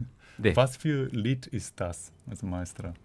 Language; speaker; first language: German; non-native, learner; Korean